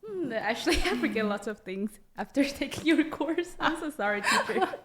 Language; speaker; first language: English; non-native, learner; Chinese